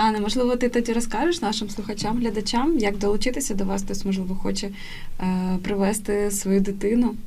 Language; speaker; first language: Ukrainian; native; Ukrainian